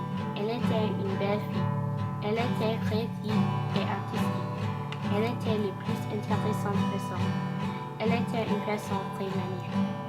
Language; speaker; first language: French; non-native, learner; English